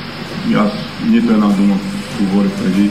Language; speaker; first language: Bulgarian; non-native, learner; Portuguese